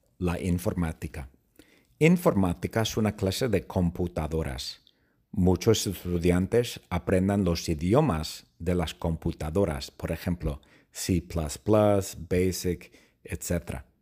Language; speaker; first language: Spanish; non-native, fluent; English